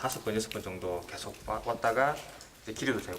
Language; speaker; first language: Korean; native; Korean